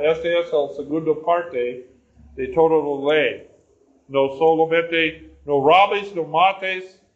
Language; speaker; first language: Spanish; non-native, learner; English